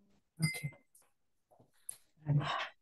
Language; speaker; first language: French; native; French